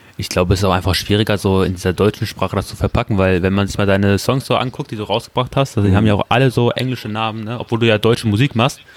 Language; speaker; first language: German; early bilingual, other home language; Turkish